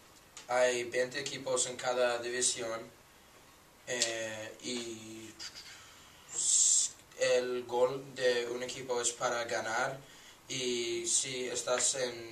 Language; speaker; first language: Spanish; non-native, learner; English